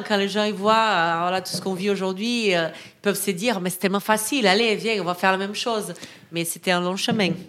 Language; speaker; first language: French; non-native, fluent; Portuguese